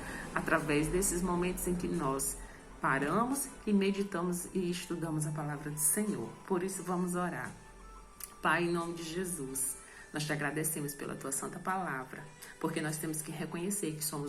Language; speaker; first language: Portuguese; native; Portuguese